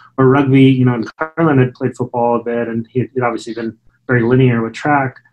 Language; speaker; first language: English; native; English